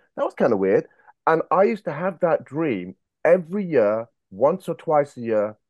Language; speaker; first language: English; native; English